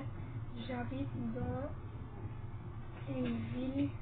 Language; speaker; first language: French; non-native, learner; Dutch